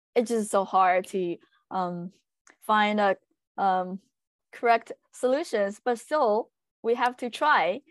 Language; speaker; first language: English; non-native, fluent; Chinese